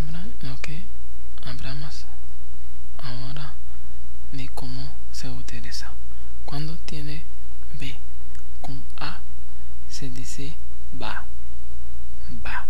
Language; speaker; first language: Spanish; non-native, fluent; Haitian Creole